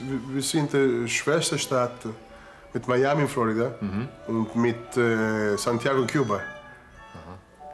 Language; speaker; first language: German; non-native, learner; Italian